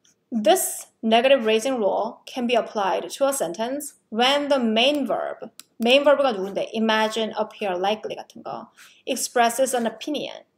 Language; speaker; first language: English; non-native, fluent; Korean